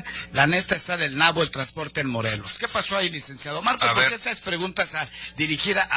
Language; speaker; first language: Spanish; native; Spanish